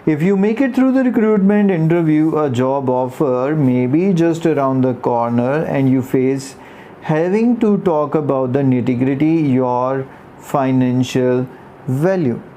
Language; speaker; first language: English; non-native, local second language; Punjabi